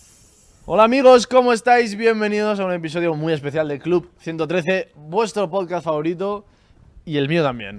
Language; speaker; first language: Spanish; native; Spanish